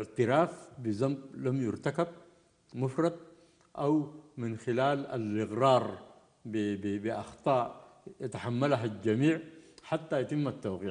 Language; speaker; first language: Arabic; native; Arabic